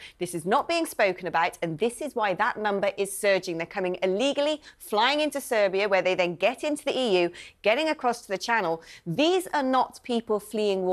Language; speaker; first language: English; native; English